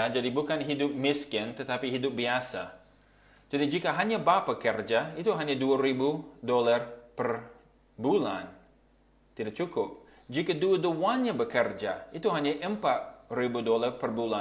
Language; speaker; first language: Indonesian; non-native, fluent; English